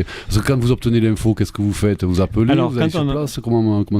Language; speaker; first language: French; native; French